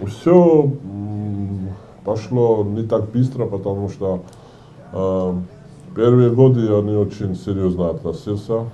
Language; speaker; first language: Russian; non-native, fluent; Georgian